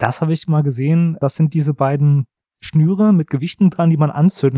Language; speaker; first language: German; native; German